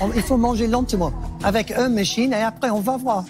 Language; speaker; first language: French; non-native, fluent; English